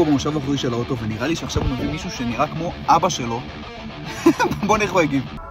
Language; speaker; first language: Hebrew; native; Hebrew